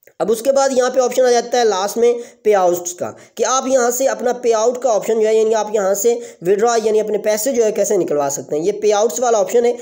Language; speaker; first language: Urdu; non-native, local second language; Punjabi